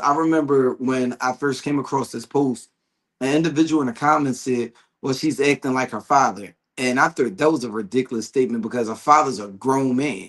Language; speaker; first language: English; native; English